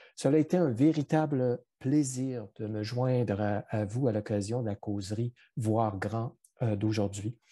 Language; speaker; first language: French; native; French